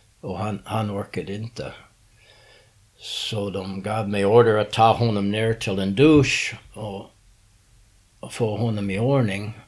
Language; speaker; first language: Swedish; non-native, learner; English